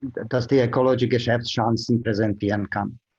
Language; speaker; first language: German; non-native, fluent; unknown